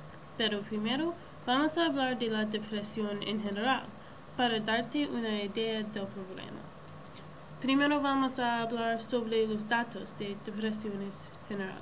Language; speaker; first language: Spanish; non-native, learner; English